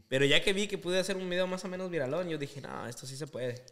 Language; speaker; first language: Spanish; native; Spanish